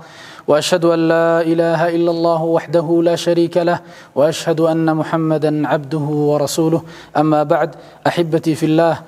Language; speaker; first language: Arabic; non-native, fluent; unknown